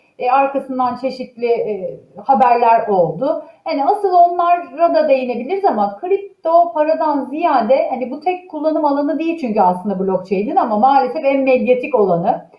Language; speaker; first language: Turkish; native; Turkish